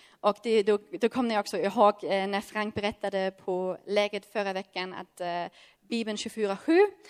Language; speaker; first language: Swedish; non-native, fluent; German